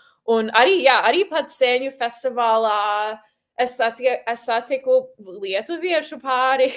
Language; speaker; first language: Latvian; early bilingual, heritage; Latvian